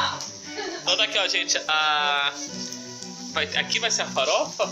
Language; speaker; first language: Portuguese; native; Portuguese